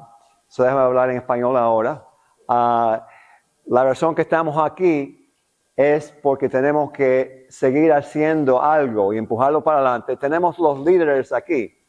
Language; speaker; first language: Spanish; non-native, local second language; English